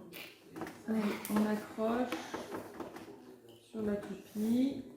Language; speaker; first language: French; native; French